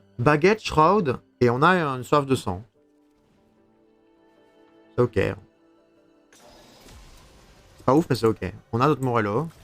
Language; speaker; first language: French; native; French